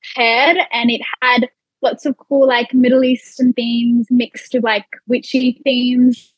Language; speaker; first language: English; early bilingual, other home language; Arabic